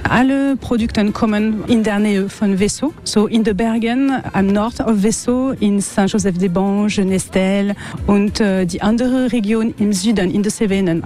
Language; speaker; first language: German; non-native, learner; French